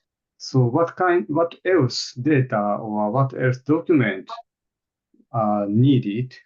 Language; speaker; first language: English; non-native, fluent; Japanese